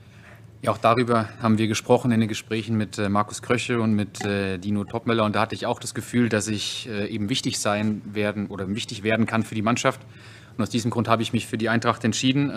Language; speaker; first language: German; native; German